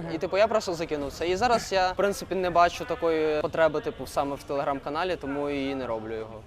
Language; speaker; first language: Ukrainian; native; Ukrainian